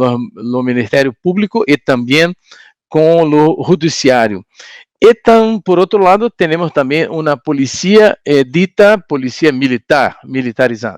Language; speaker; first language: Spanish; non-native, learner; Portuguese